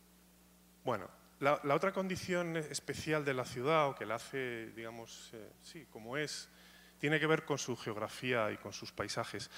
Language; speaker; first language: Spanish; native; Spanish